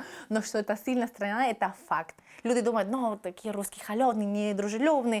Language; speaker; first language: Russian; non-native, fluent; Spanish